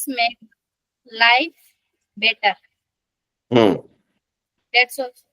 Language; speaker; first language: English; non-native, learner; Hindi